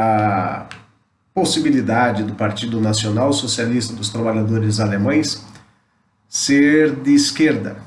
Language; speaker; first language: Portuguese; native; Portuguese